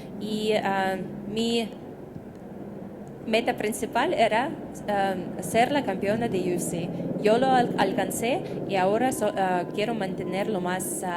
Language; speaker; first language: Spanish; non-native, fluent; Russian